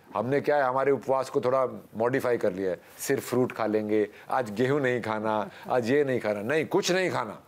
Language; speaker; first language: Hindi; native; Hindi